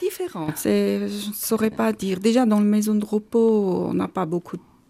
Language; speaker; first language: French; non-native, learner; Armenian